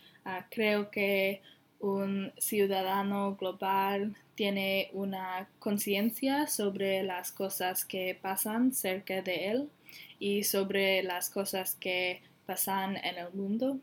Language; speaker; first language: Spanish; non-native, learner; English